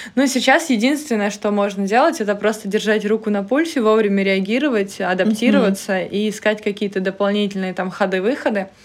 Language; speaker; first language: Russian; native; Russian